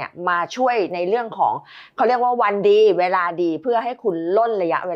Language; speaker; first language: Thai; native; Thai